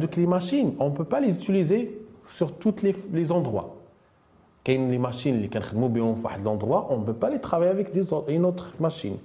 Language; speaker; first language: French; non-native, local second language; Arabic